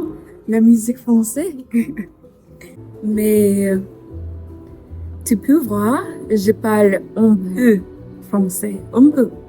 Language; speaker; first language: French; non-native, learner; English